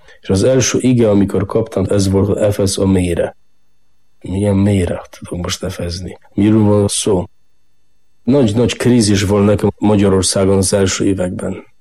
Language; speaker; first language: Hungarian; non-native, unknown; Polish